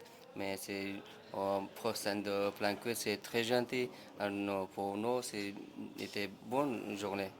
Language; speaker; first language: French; non-native, learner; Pashto